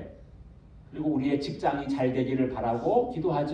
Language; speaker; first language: Korean; native; Korean